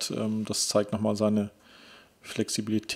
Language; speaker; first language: German; native; German